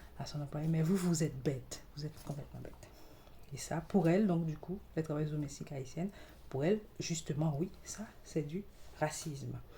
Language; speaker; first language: French; non-native, local second language; Haitian Creole